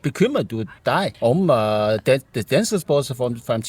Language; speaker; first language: Danish; non-native, learner; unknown